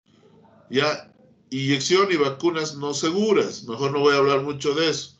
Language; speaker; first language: Spanish; native; Spanish